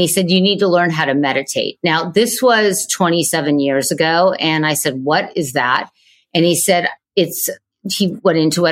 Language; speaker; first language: English; native; English